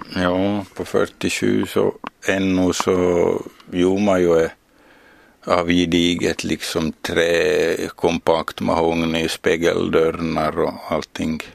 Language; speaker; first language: Swedish; native; Swedish